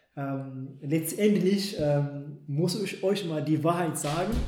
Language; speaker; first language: German; non-native, fluent; Amharic